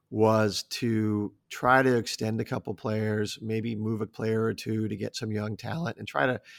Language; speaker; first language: English; native; English